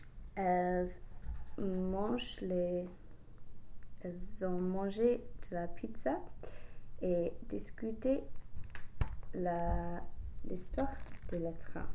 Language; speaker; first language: French; non-native, learner; English